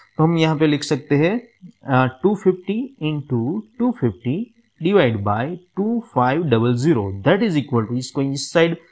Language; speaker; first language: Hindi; non-native, local second language; Gujarati